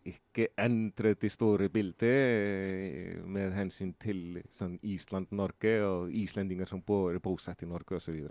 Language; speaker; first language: Norwegian; non-native, fluent; Icelandic